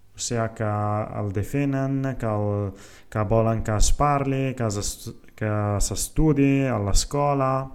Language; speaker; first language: Catalan; non-native, fluent; Italian